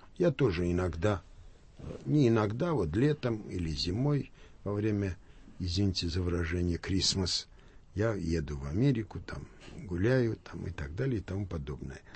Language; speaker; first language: Russian; non-native, local second language; Armenian